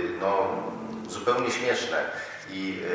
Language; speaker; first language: Polish; native; Polish